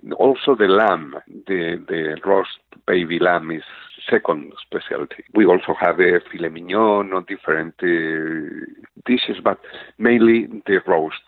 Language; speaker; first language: English; non-native, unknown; Spanish